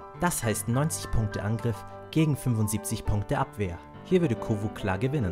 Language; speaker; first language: German; native; German